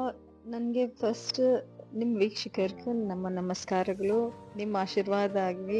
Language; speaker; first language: Kannada; non-native, learner; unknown